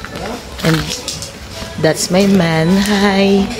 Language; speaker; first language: English; non-native, local second language; Filipino